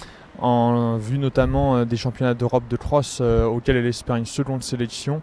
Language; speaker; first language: French; native; French